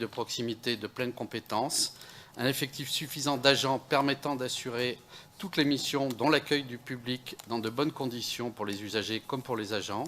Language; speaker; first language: French; native; French